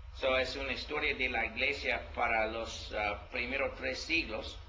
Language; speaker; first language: Spanish; non-native, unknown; English